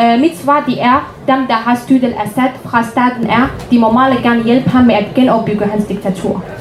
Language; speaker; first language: Danish; non-native, fluent; Arabic